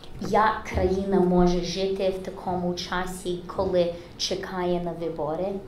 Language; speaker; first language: Ukrainian; early bilingual, heritage; English